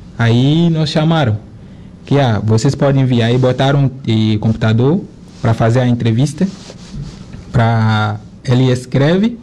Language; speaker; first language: Portuguese; non-native, fluent; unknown